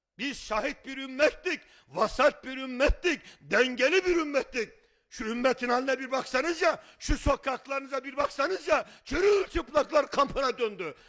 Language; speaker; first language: Turkish; native; Turkish